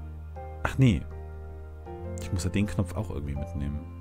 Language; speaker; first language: German; native; German